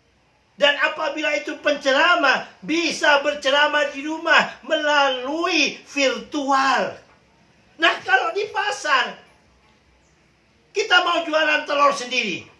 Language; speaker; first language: Indonesian; native; Indonesian